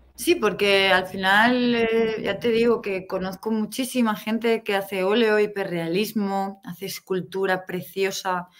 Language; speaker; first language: Spanish; native; Spanish